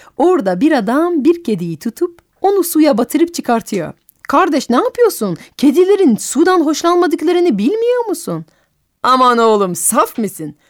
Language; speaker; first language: Turkish; non-native, fluent; French